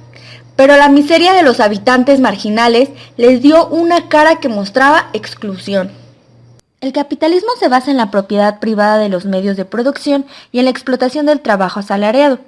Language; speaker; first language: Spanish; native; Spanish